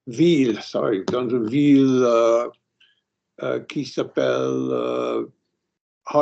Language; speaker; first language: French; non-native, learner; English